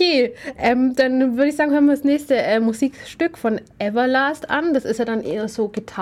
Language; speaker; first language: German; native; German